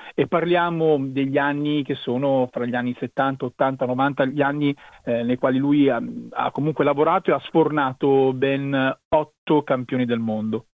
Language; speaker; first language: Italian; native; Italian